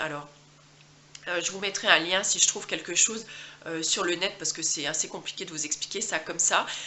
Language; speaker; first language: French; native; French